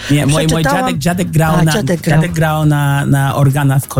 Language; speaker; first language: Polish; early bilingual, heritage; English